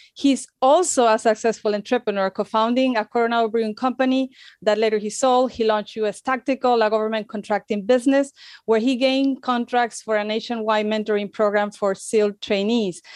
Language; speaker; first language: English; non-native, fluent; Spanish